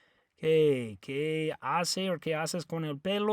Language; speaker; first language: Spanish; non-native, fluent; English